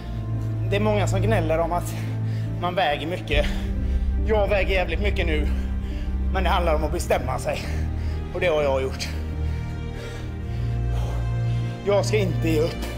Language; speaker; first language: Swedish; native; Swedish